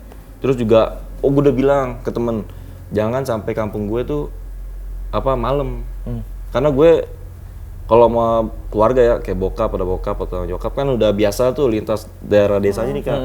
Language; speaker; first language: Indonesian; native; Indonesian